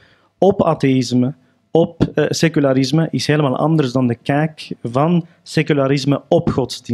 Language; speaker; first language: Dutch; early bilingual, other home language; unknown